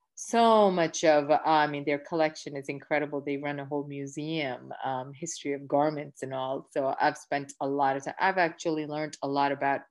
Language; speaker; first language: English; early bilingual, other home language; Gujarati